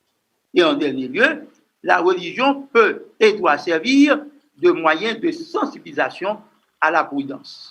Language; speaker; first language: French; non-native, local second language; Haitian Creole